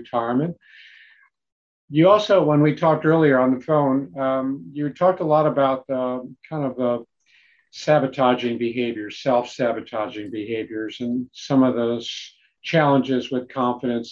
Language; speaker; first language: English; native; English